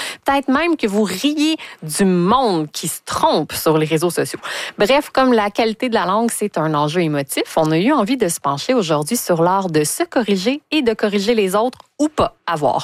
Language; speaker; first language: French; native; French